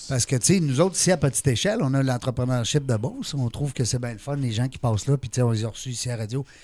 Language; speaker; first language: French; native; French